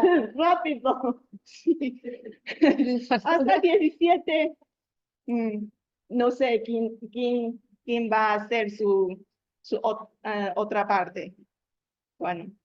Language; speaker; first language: Spanish; non-native, learner; Chinese